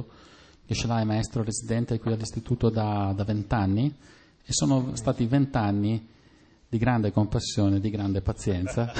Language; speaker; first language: Italian; native; Italian